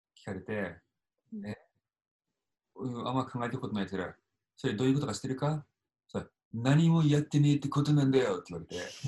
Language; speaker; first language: Japanese; non-native, fluent; English